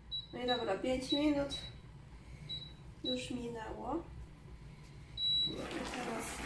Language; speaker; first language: Polish; non-native, learner; Chinese